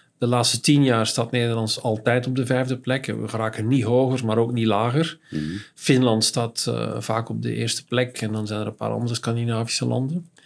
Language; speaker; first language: Dutch; native; Dutch